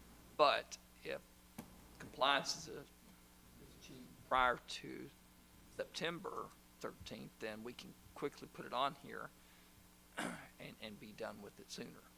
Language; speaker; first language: English; native; English